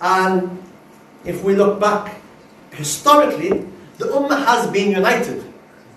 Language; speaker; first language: English; native; English